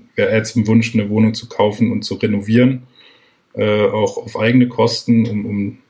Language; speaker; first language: German; native; German